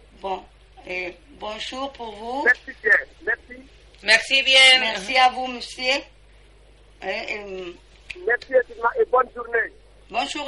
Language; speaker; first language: French; non-native, fluent; Spanish